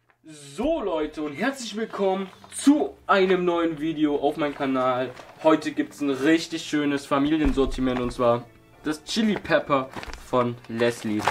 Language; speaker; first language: German; native; German